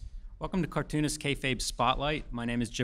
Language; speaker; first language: English; native; English